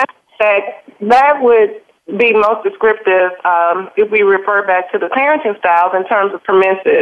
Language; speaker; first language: English; native; English